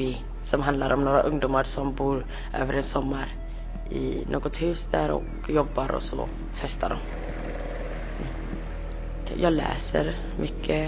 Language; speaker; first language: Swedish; early bilingual, other home language; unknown